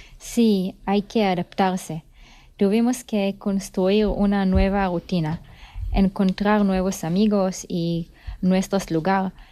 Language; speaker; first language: Spanish; non-native, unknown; Hebrew